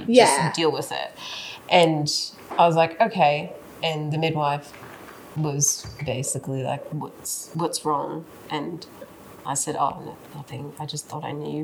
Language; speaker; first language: English; native; English